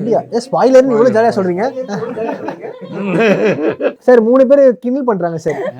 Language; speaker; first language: Tamil; native; Tamil